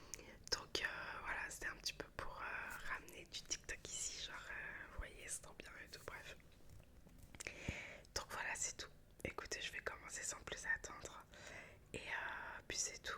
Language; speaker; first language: French; native; French